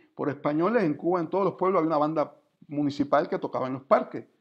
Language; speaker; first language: Spanish; native; Spanish